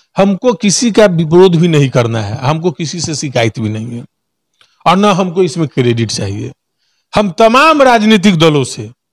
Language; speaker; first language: Hindi; native; Hindi